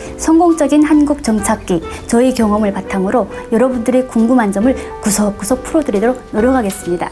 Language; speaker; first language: Korean; native; Korean